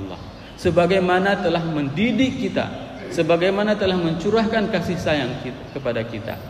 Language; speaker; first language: Indonesian; native; Indonesian